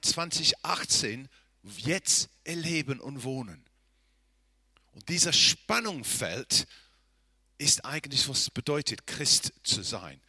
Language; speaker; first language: German; non-native, fluent; English